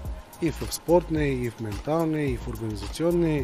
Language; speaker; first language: Russian; non-native, learner; Bulgarian